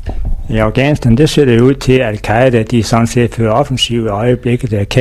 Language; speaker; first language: Danish; native; Danish